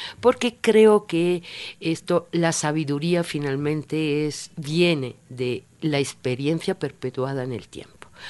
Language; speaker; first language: Spanish; non-native, fluent; Italian